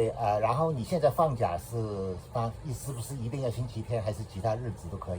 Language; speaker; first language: Chinese; native; Chinese